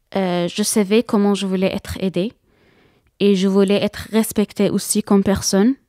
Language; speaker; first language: French; non-native, fluent; Arabic